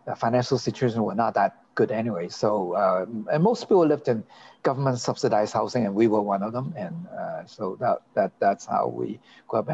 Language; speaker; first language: English; non-native, local second language; Cantonese